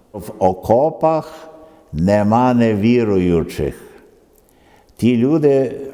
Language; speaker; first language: Ukrainian; early bilingual, other home language; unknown